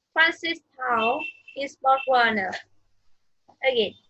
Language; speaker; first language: English; non-native, fluent; Vietnamese